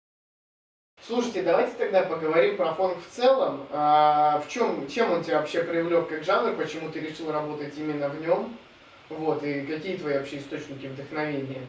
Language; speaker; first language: Russian; native; Russian